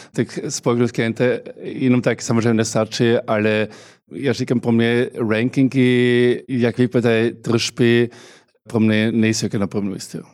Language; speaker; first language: Czech; non-native, fluent; German